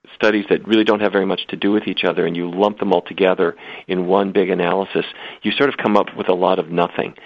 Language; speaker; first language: English; native; English